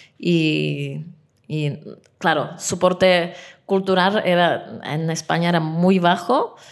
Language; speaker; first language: Spanish; non-native, fluent; Czech